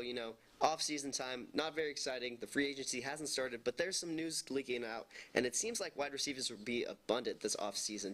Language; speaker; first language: English; native; English